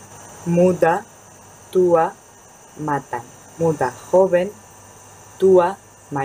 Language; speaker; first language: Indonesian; non-native, fluent; Spanish